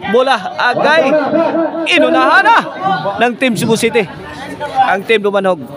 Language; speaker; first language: Filipino; non-native, local second language; Cebuano